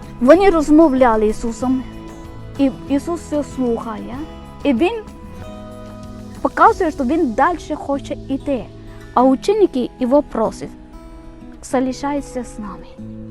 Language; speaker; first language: Ukrainian; non-native, fluent; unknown